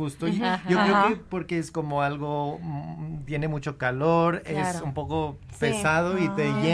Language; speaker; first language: Spanish; non-native, fluent; English